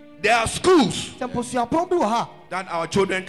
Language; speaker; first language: English; non-native, local second language; Akan